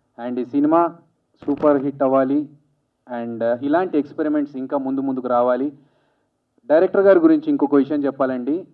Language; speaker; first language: Telugu; native; Telugu